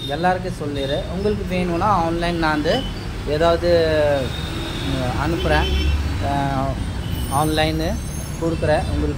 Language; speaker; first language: Tamil; non-native, local second language; Hindi